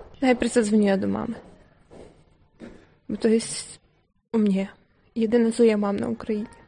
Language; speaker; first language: Polish; non-native, learner; Ukrainian